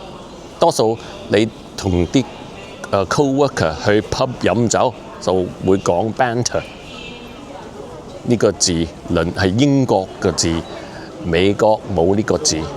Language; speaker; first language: Cantonese; early bilingual, heritage; Cantonese